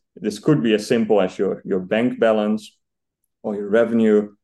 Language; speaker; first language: English; non-native, fluent; Dutch